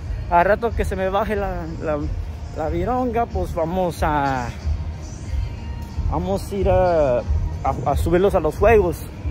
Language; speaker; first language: Spanish; early bilingual, heritage; Spanish